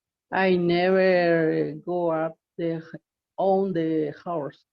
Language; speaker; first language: English; non-native, learner; Spanish